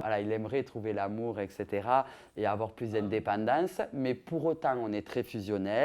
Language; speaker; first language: French; native; French